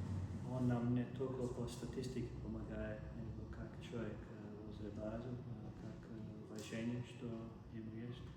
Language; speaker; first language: Russian; non-native, learner; Serbian